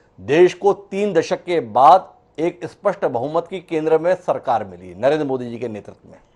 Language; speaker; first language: Hindi; native; Hindi